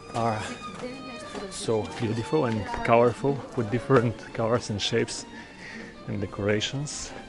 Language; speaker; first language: English; non-native, fluent; Bulgarian